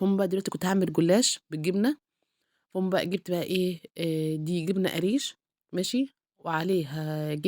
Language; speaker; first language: Arabic; native; Arabic